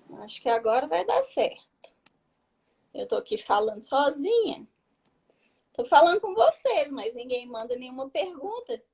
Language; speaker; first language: Portuguese; native; Portuguese